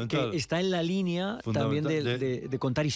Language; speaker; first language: Spanish; native; Spanish